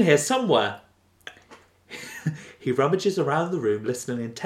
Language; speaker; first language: English; native; English